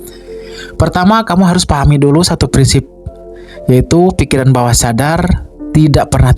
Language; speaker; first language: Indonesian; native; Indonesian